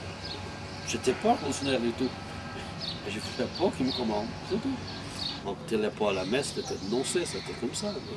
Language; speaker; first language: French; non-native, fluent; Portuguese